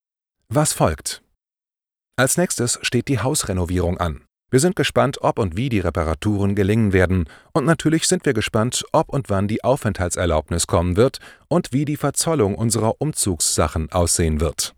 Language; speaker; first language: German; native; German